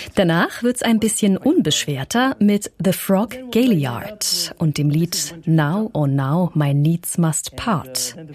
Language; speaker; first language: German; native; German